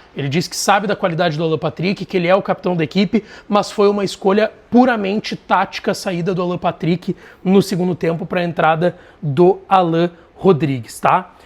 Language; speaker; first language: Portuguese; native; Portuguese